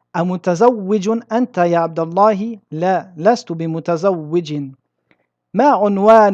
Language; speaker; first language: Arabic; non-native, fluent; French